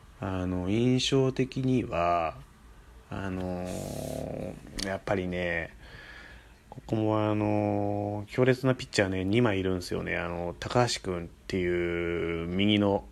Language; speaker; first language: Japanese; native; Japanese